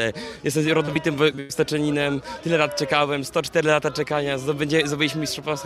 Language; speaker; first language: Polish; native; Polish